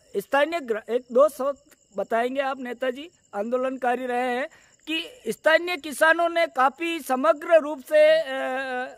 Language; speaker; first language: Hindi; native; Hindi